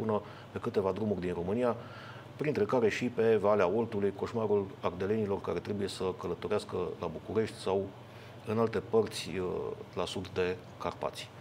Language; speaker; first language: Romanian; native; Romanian